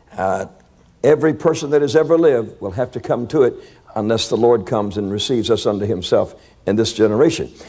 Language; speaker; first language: English; native; English